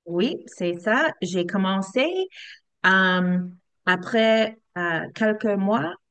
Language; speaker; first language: French; non-native, learner; English